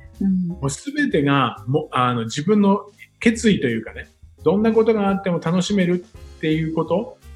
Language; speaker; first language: Japanese; native; Japanese